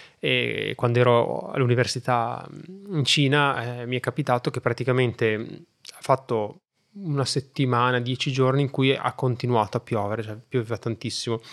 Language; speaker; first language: Italian; native; Italian